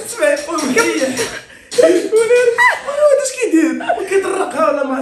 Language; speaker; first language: Arabic; native; Arabic